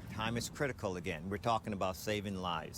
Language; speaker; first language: English; native; English